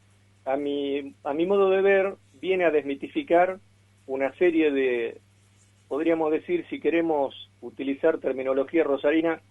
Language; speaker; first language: Spanish; native; Spanish